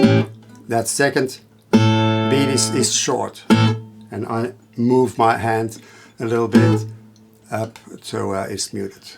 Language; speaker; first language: English; non-native, fluent; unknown